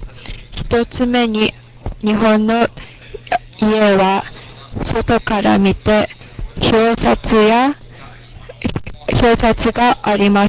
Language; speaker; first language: Japanese; non-native, learner; English